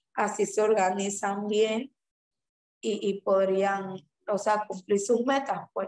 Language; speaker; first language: Spanish; native; Spanish